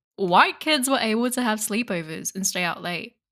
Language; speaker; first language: English; non-native, local second language; Vietnamese